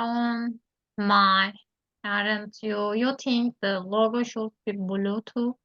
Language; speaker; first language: English; non-native, learner; Turkish